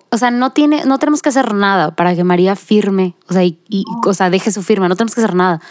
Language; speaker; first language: Spanish; native; Spanish